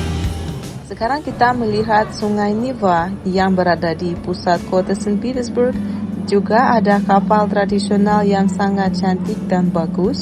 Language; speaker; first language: Indonesian; non-native, fluent; Russian